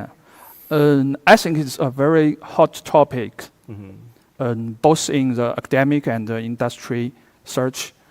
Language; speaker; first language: English; non-native, fluent; Chinese